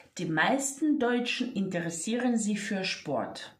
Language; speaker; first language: German; non-native, fluent; Ukrainian